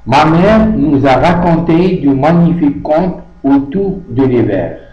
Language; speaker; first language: French; non-native, local second language; Arabic